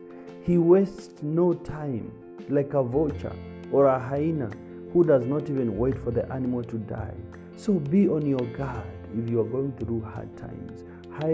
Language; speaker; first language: English; non-native, local second language; Kamba